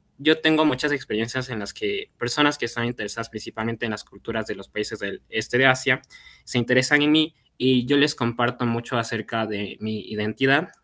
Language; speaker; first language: Spanish; early bilingual, other home language; Cantonese